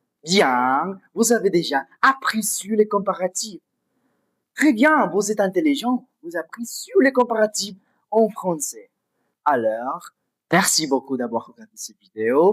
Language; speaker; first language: French; non-native, fluent; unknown